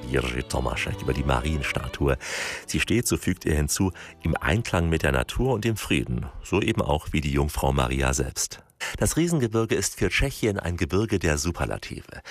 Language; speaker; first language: German; native; German